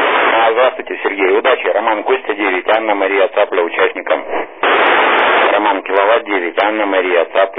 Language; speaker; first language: Russian; native; Russian